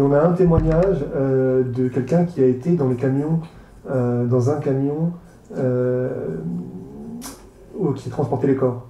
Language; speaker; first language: French; native; French